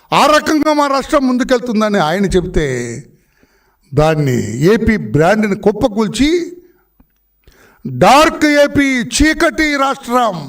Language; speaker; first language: Telugu; native; Telugu